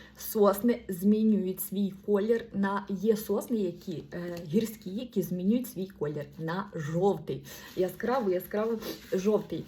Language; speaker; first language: Ukrainian; non-native, local second language; Russian